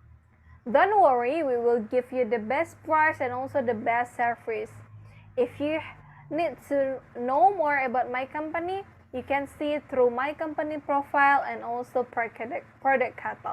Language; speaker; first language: English; non-native, fluent; Indonesian